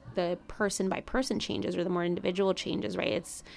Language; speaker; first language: English; early bilingual, other home language; Spanish